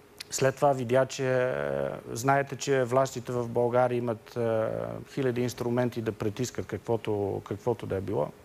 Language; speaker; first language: Bulgarian; non-native, fluent; Dutch